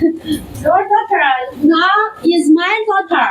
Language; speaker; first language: English; non-native, learner; Chinese